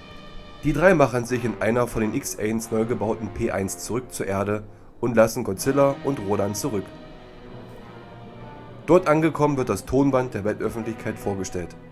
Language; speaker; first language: German; native; German